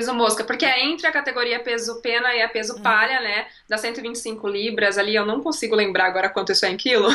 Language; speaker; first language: Portuguese; native; Portuguese